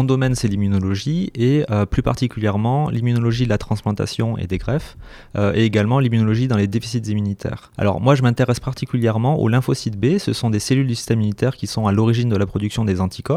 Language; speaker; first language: French; native; French